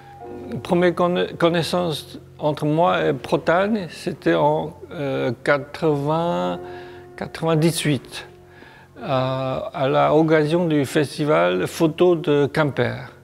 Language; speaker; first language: French; non-native, learner; Chinese